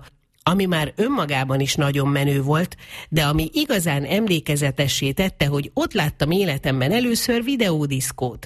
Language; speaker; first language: Hungarian; native; Hungarian